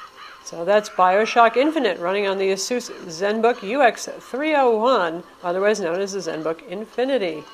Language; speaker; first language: English; native; English